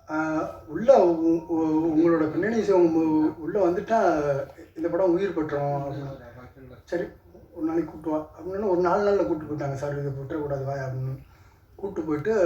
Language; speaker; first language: Tamil; native; Tamil